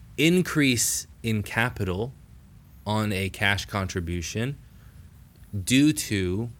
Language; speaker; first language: English; native; English